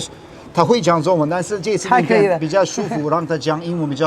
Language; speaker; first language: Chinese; non-native, fluent; Turkish